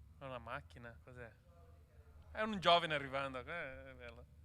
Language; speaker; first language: Italian; non-native, learner; Portuguese